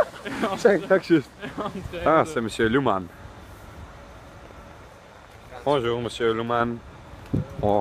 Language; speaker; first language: French; non-native, learner; Dutch